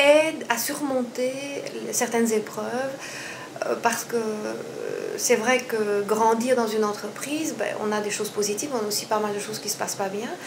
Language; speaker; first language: French; native; French